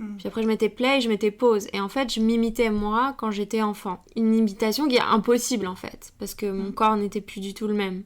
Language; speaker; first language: French; native; French